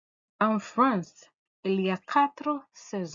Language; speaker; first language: French; non-native, fluent; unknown